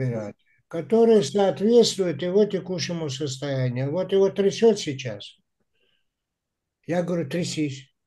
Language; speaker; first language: Russian; native; Russian